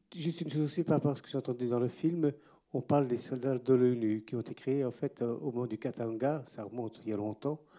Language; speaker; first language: French; native; French